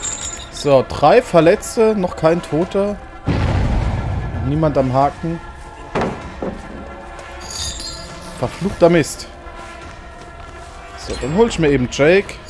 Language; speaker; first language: German; native; German